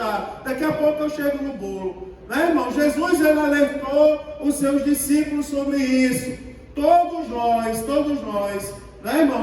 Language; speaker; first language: Portuguese; native; Portuguese